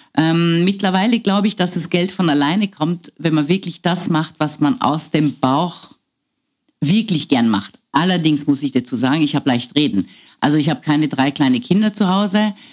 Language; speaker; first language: German; non-native, fluent; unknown